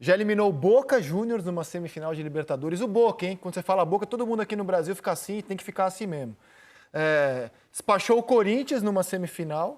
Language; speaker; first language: Portuguese; native; Portuguese